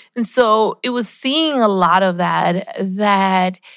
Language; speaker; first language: English; early bilingual, other home language; Spanish